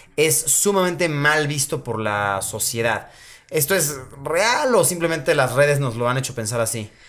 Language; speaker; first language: Spanish; native; Spanish